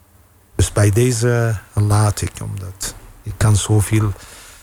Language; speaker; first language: Dutch; non-native, fluent; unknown